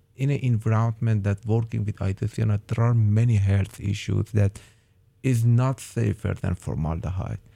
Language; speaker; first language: English; non-native, fluent; Persian